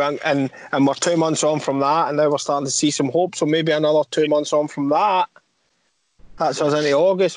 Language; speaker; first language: English; native; English